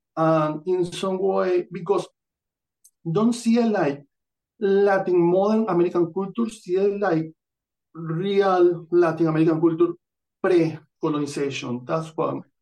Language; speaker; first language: English; non-native, fluent; Spanish